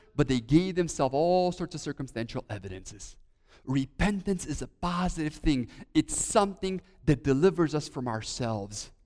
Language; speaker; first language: English; early bilingual, other home language; Romanian